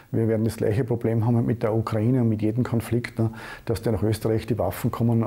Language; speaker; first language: German; native; German